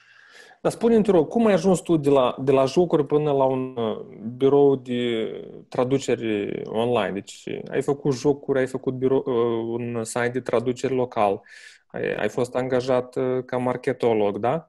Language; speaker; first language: Romanian; native; Romanian